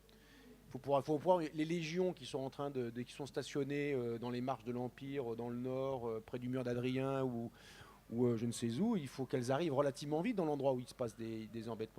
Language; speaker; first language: French; native; French